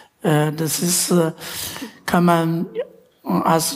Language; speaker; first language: German; non-native, fluent; Chinese